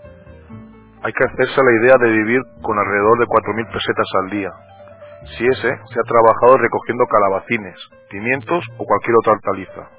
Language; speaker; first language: Spanish; native; Spanish